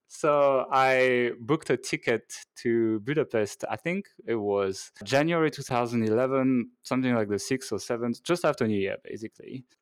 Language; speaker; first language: English; non-native, fluent; French